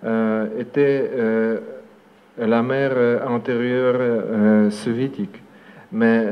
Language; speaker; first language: French; non-native, fluent; Russian